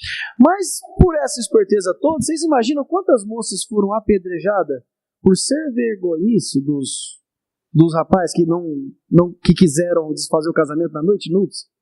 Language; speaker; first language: Portuguese; native; Portuguese